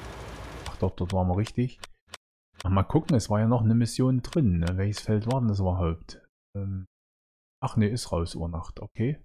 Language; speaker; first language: German; native; German